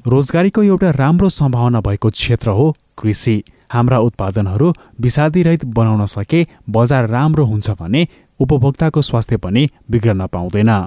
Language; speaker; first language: Nepali; native; Nepali